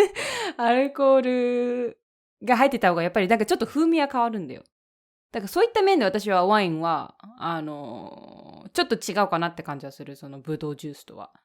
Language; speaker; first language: Japanese; native; Japanese